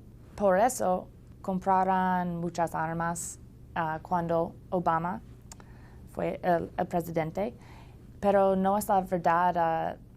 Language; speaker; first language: Spanish; non-native, learner; English